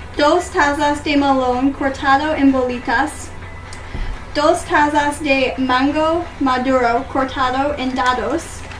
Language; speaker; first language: Spanish; non-native, learner; English